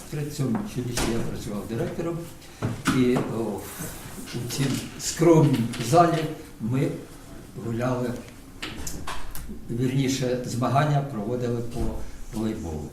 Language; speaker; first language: Ukrainian; non-native, local second language; Russian